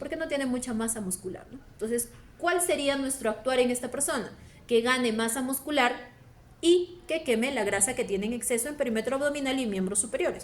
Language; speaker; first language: Spanish; native; Spanish